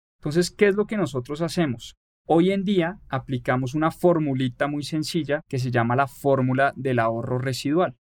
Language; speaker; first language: Spanish; native; Spanish